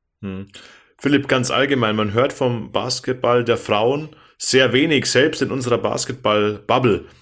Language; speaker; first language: German; native; German